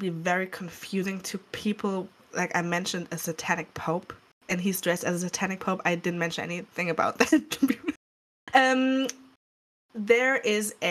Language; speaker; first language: English; non-native, fluent; German